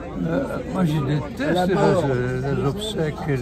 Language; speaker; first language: French; non-native, fluent; Dutch